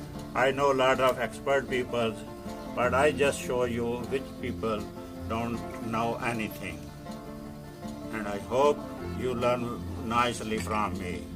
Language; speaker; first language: English; non-native, learner; Punjabi